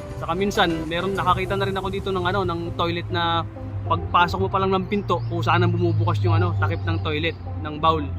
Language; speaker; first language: Filipino; native; Filipino